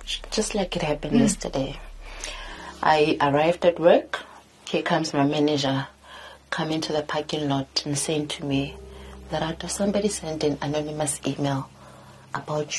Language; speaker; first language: English; non-native, local second language; Southern Sotho